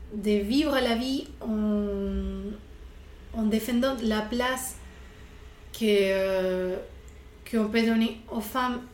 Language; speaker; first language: French; non-native, fluent; Spanish